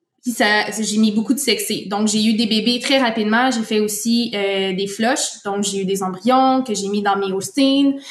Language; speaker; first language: French; native; French